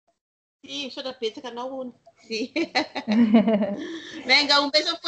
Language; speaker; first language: Spanish; non-native, learner; Malagasy